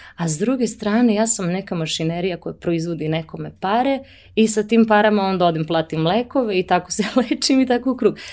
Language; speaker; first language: Serbian; native; Serbian